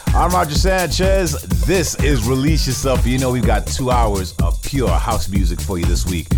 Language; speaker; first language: English; native; English